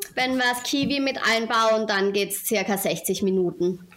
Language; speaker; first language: German; native; German